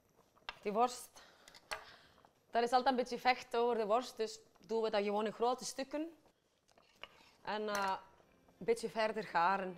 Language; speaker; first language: Dutch; non-native, fluent; Icelandic